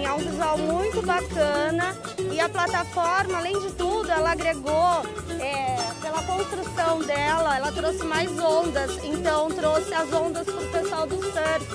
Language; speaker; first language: Portuguese; native; Portuguese